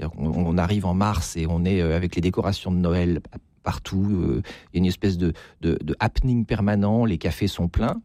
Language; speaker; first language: French; native; French